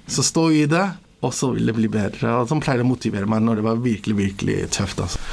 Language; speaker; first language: Norwegian; early bilingual, other home language; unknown